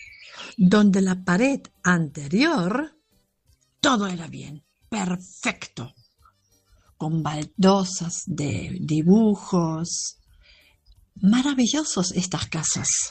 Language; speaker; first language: Spanish; non-native, fluent; German